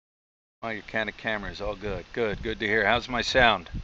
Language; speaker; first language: English; native; English